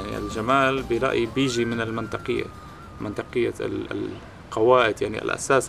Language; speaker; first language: Arabic; non-native, fluent; German